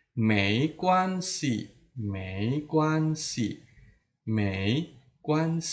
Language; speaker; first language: Chinese; non-native, fluent; Indonesian